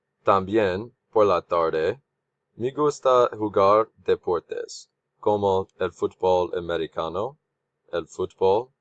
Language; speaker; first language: Spanish; non-native, learner; English